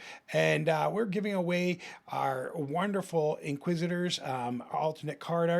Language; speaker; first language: English; native; English